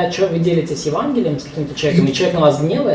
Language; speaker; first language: Russian; native; Russian